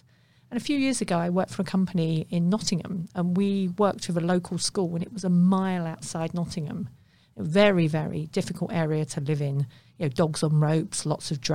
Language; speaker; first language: English; native; English